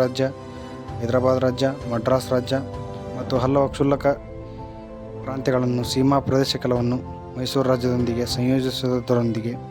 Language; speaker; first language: Kannada; native; Kannada